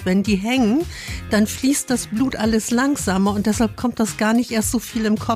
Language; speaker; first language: German; native; German